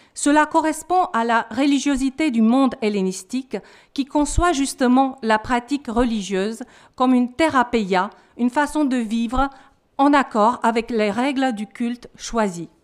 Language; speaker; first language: French; non-native, fluent; Romanian